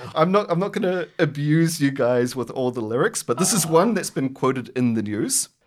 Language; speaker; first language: English; native; English